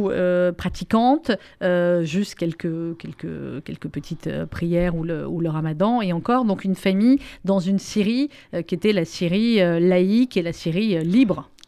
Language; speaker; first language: French; native; French